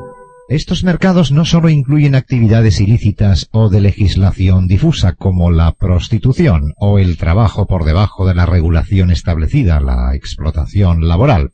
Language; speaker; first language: Spanish; native; Spanish